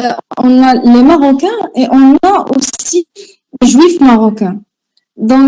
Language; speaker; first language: French; non-native, learner; Arabic